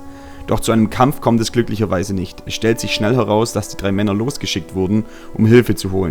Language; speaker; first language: German; native; German